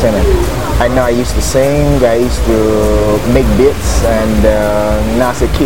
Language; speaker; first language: English; non-native, local second language; Yoruba